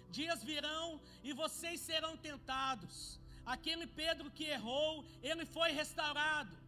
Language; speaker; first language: Portuguese; native; Portuguese